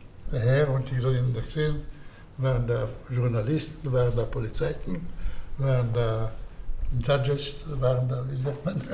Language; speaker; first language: German; non-native, fluent; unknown